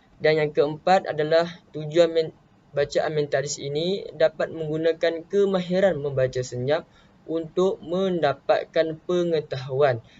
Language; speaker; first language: Malay; native; Malay